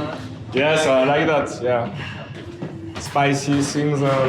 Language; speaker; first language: English; non-native, learner; French